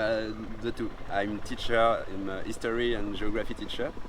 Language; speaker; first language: English; non-native, learner; French